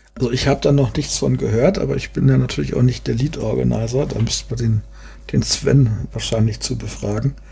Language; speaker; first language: German; native; German